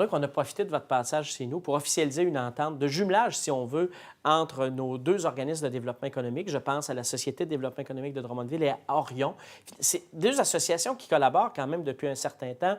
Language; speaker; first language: French; native; French